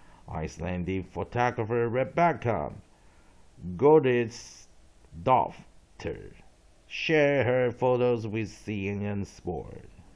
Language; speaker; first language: English; non-native, fluent; Chinese